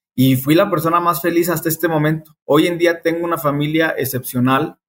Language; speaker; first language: Spanish; native; Spanish